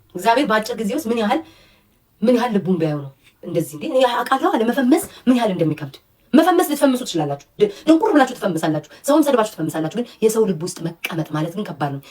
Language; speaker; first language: Amharic; native; Amharic